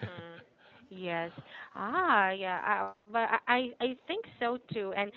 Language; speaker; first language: English; non-native, fluent; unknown